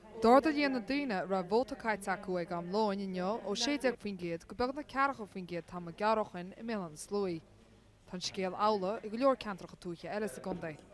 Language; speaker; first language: Irish; native; Irish